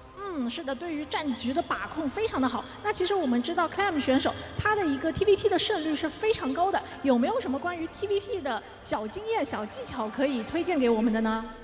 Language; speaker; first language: Chinese; native; Chinese